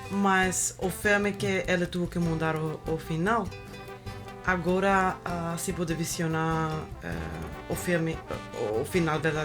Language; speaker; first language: Portuguese; non-native, learner; Spanish